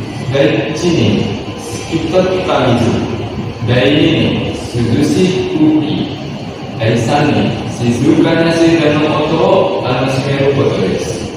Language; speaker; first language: Japanese; non-native, learner; Indonesian